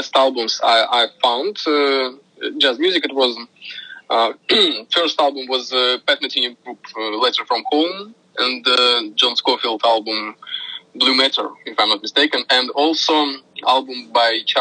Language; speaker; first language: English; non-native, fluent; Russian